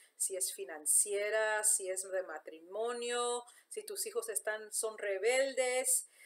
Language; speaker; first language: Spanish; early bilingual, heritage; English